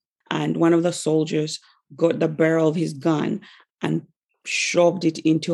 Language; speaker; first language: English; non-native, local second language; Ganda